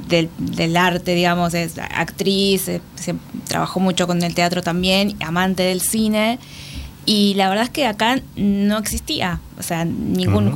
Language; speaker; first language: Spanish; native; Spanish